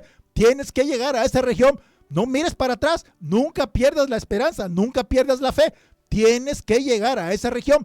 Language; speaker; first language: Spanish; native; Spanish